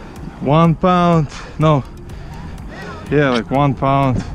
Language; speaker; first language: English; non-native, learner; Ukrainian